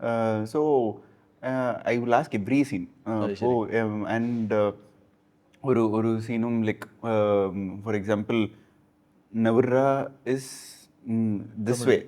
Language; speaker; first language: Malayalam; non-native, learner; Tamil